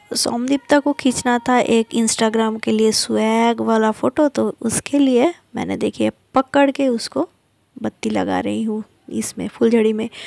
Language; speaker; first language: Hindi; non-native, local second language; Bangla